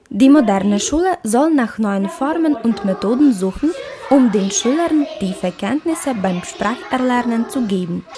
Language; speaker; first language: German; non-native, fluent; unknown